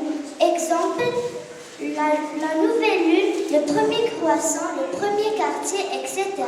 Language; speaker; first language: French; non-native, local second language; Arabic